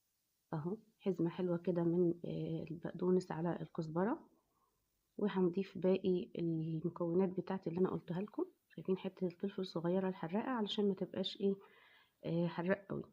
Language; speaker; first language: Arabic; native; Arabic